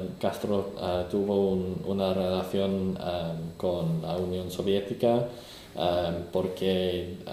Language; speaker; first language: Spanish; non-native, learner; English